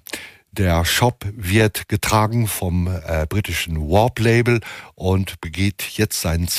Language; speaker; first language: German; native; German